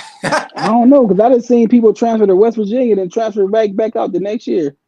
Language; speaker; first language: English; native; English